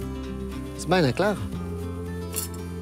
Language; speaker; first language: Dutch; non-native, fluent; French